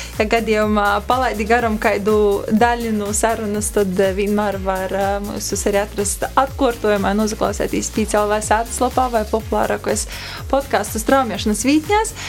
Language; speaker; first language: Latvian; native; Latvian